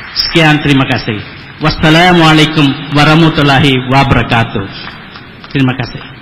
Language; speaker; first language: Malay; non-native, local second language; Tamil